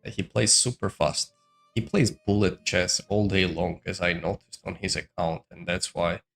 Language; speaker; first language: English; non-native, fluent; Georgian